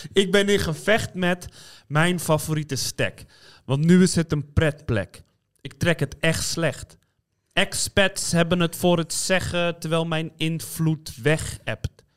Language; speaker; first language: Dutch; native; Dutch